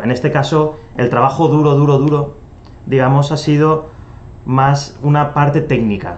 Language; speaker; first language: Spanish; native; Spanish